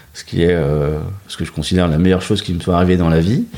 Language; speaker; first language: French; native; French